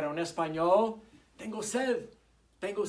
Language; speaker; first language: Spanish; non-native, fluent; English